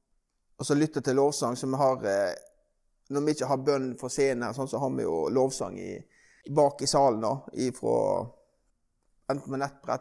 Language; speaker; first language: Norwegian; native; Norwegian